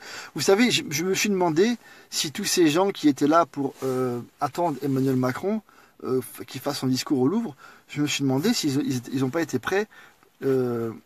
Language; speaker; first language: French; native; French